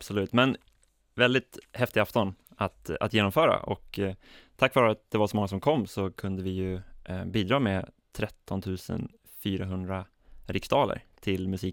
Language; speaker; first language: Swedish; native; Swedish